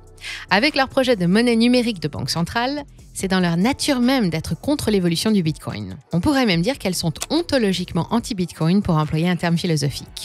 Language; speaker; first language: French; native; French